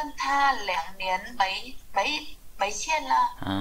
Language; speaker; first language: Chinese; non-native, learner; Vietnamese